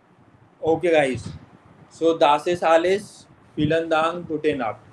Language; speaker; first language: German; non-native, fluent; Hindi